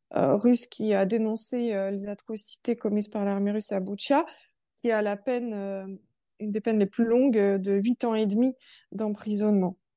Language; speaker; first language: French; early bilingual, other home language; Russian